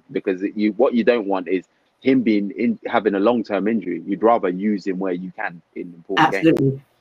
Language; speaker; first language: English; native; English